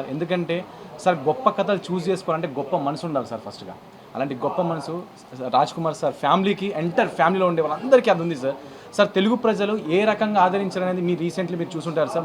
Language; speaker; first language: Telugu; native; Telugu